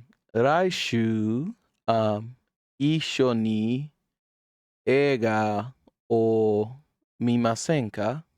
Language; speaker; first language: Japanese; non-native, learner; English